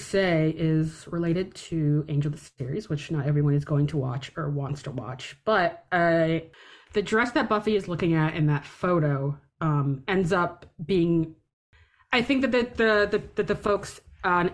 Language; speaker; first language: English; native; English